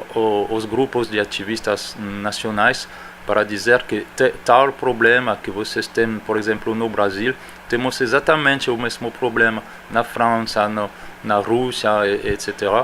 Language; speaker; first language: Portuguese; non-native, fluent; French